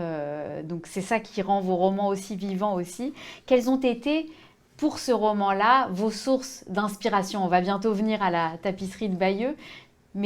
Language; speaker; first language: French; native; French